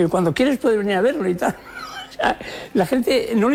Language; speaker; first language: Spanish; native; Spanish